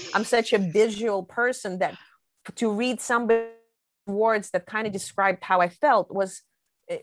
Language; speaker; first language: English; native; English